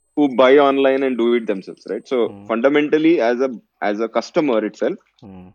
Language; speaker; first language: English; non-native, local second language; Telugu